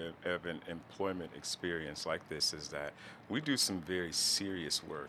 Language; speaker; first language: English; native; English